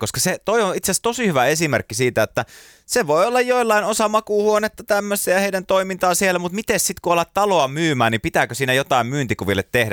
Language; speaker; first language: Finnish; native; Finnish